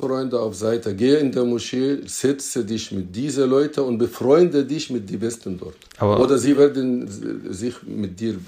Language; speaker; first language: German; non-native, fluent; Arabic